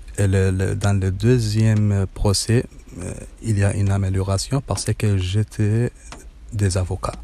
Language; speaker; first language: French; non-native, learner; Arabic